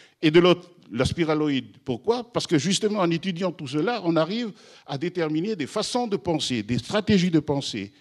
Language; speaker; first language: French; non-native, local second language; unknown